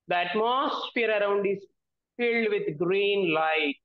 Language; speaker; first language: English; non-native, local second language; Telugu